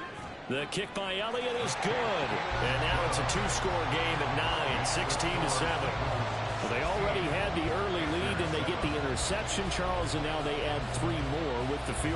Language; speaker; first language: English; native; English